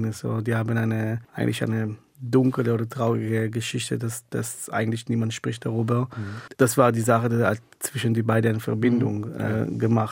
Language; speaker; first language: German; non-native, fluent; Hebrew